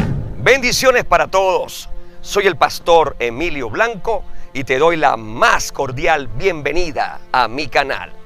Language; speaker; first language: Spanish; native; Spanish